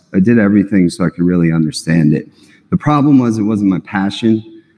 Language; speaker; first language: English; native; English